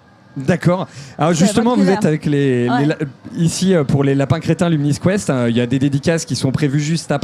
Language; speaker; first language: French; native; French